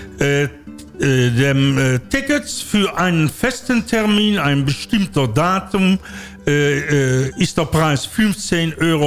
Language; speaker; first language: German; non-native, learner; Dutch